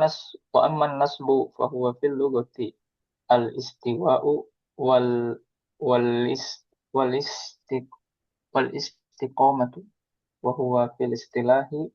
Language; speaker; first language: Arabic; non-native, learner; Indonesian